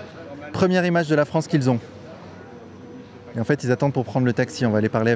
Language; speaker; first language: French; native; French